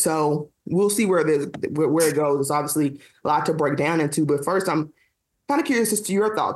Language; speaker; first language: English; native; English